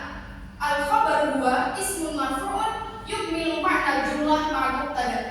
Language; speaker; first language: Arabic; non-native, fluent; Indonesian